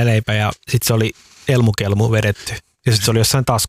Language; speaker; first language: Finnish; early bilingual, other home language; Somali